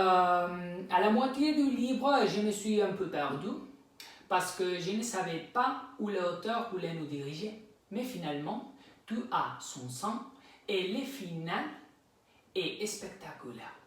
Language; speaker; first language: French; non-native, learner; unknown